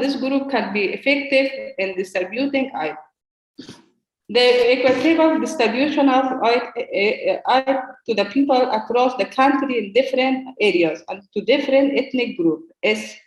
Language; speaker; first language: English; non-native, learner; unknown